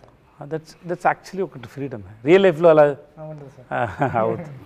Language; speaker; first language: Telugu; non-native, learner; Tamil